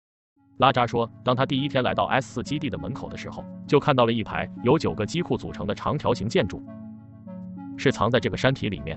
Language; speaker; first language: Chinese; native; Chinese